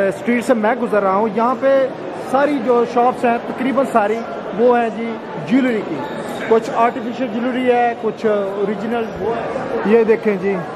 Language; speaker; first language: Urdu; non-native, local second language; Punjabi